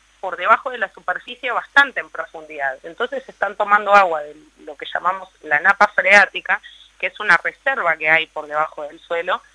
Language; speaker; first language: Spanish; native; Spanish